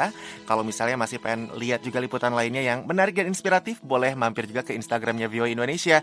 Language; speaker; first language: Indonesian; native; Indonesian